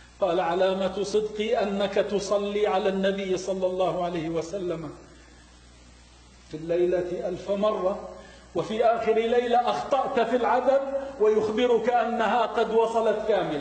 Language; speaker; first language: Arabic; native; Arabic